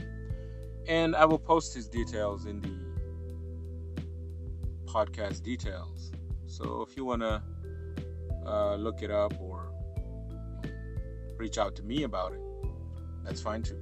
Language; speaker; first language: English; non-native, local second language; Urdu